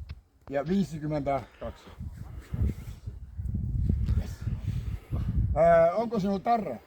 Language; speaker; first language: Finnish; non-native, learner; Estonian